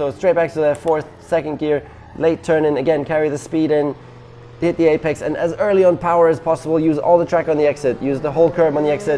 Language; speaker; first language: English; non-native, fluent; German